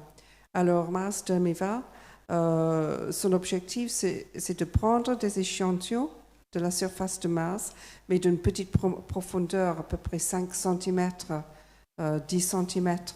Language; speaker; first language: French; non-native, fluent; English